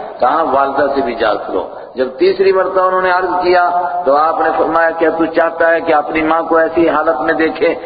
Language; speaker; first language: Urdu; non-native, local second language; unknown